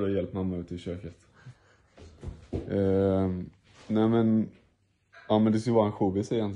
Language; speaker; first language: Swedish; native; Swedish